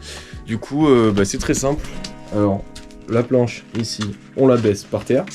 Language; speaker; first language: French; native; French